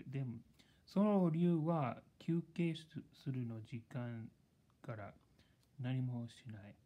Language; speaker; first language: Japanese; non-native, learner; English